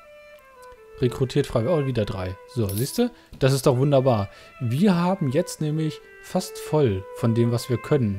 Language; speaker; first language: German; native; German